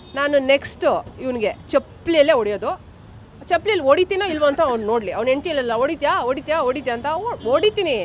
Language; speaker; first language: Kannada; native; Kannada